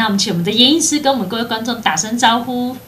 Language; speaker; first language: Chinese; native; Chinese